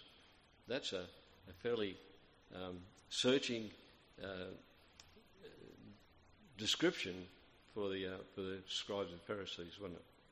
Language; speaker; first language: English; native; English